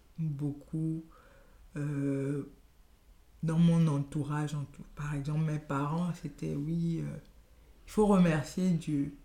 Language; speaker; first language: French; non-native, local second language; Yoruba